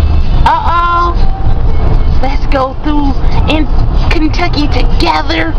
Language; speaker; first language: English; native; English